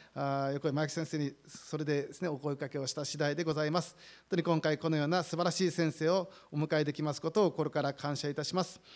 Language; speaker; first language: Japanese; native; Japanese